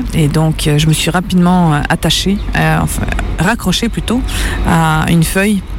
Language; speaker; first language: French; early bilingual, other home language; Serbian